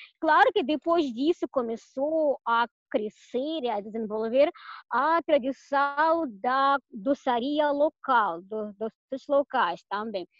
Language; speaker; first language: Portuguese; non-native, fluent; Russian